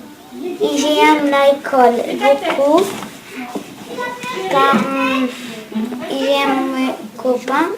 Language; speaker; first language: French; early bilingual, other home language; Albanian